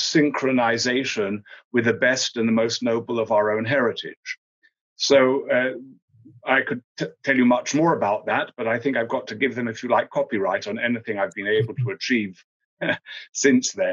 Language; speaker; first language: English; native; English